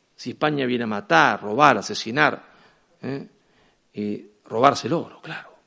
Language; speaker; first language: Spanish; native; Spanish